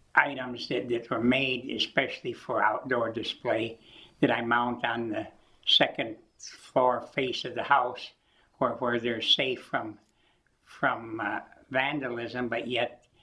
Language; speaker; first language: English; native; English